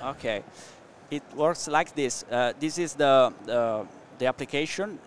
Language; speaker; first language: English; non-native, learner; Italian